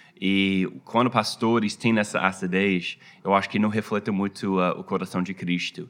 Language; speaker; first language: Portuguese; non-native, fluent; English